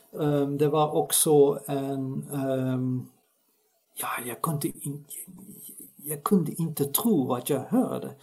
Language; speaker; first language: Swedish; non-native, fluent; Dutch